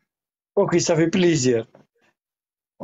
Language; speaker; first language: French; non-native, learner; Arabic